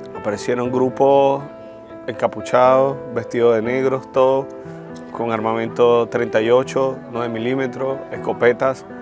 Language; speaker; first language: Spanish; native; Spanish